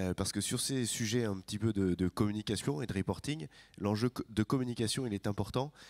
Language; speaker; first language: French; native; French